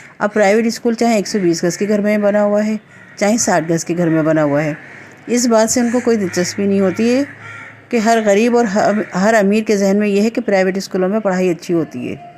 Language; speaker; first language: Urdu; native; Urdu